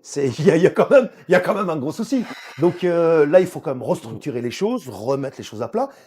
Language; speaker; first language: French; non-native, local second language; Arabic